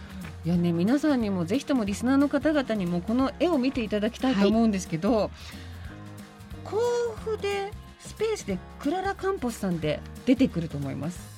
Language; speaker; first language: Japanese; native; Japanese